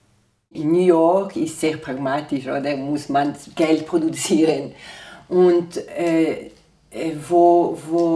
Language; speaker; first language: German; non-native, fluent; Italian